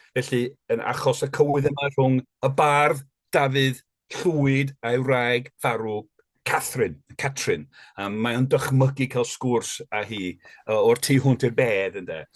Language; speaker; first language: Welsh; native; Welsh